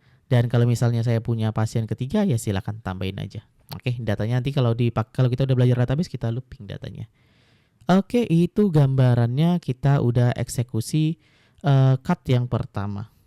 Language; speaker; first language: Indonesian; native; Indonesian